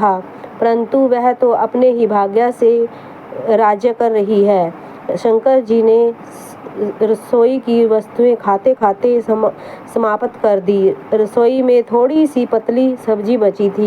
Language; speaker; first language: Hindi; native; Hindi